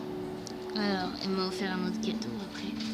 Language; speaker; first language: French; native; French